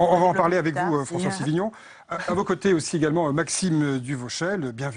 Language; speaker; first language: French; native; French